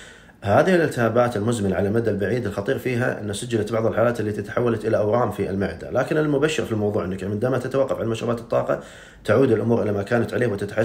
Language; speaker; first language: Arabic; native; Arabic